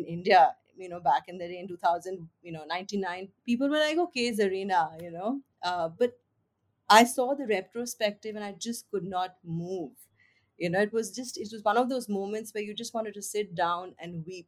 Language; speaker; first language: English; non-native, local second language; Hindi